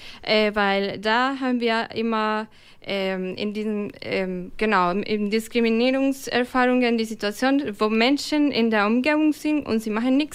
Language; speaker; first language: German; non-native, fluent; Spanish